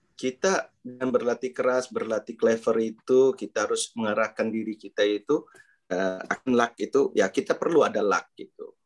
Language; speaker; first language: Indonesian; non-native, local second language; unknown